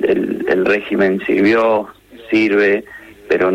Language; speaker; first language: Spanish; native; Spanish